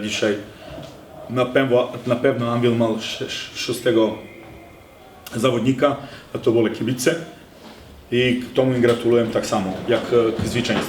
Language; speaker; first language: Polish; non-native, learner; Serbian